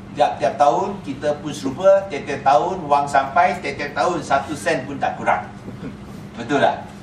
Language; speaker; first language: Malay; non-native, local second language; Chinese